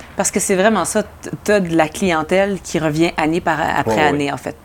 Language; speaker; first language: French; native; French